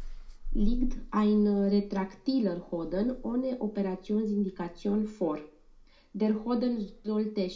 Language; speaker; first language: German; non-native, learner; Romanian